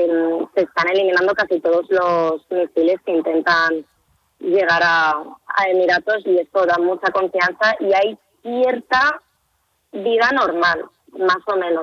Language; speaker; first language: Spanish; native; Spanish